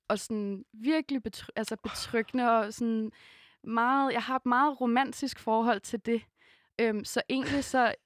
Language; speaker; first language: Danish; native; Danish